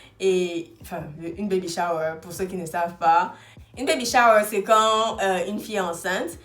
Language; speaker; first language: French; non-native, local second language; Lingala